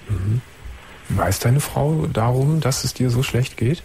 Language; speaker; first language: German; native; German